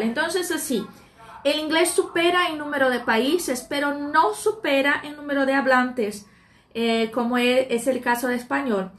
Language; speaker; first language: Spanish; non-native, fluent; Portuguese